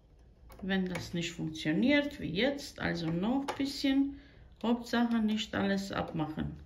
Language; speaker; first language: German; non-native, fluent; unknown